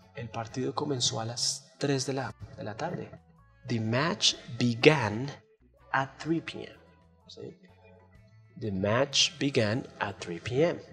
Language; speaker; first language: Spanish; native; Spanish